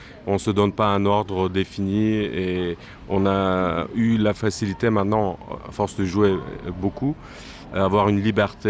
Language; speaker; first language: French; non-native, fluent; Turkish